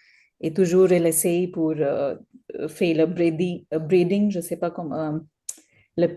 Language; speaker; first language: French; non-native, learner; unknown